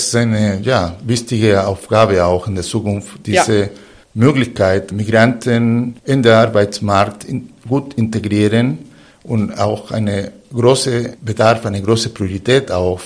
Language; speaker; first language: German; non-native, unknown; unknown